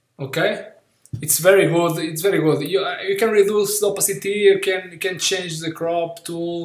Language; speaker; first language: English; non-native, learner; Portuguese